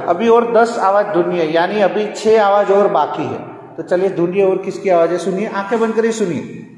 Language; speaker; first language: Hindi; non-native, local second language; Gujarati